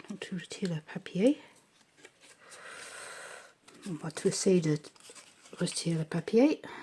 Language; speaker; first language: French; non-native, learner; English